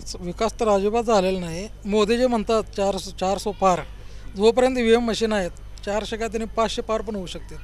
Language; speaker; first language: Marathi; native; Marathi